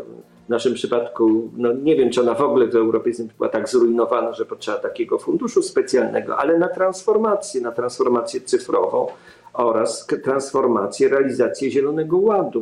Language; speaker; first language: Polish; native; Polish